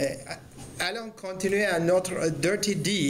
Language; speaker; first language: French; non-native, fluent; Turkish